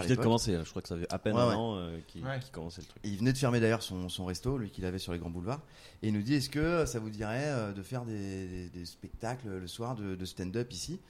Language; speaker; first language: French; native; French